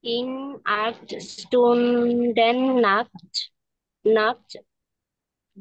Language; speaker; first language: German; non-native, learner; Bangla